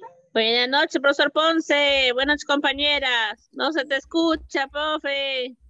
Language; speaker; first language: Spanish; native; Spanish